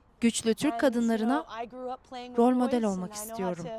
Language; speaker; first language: Turkish; non-native, learner; English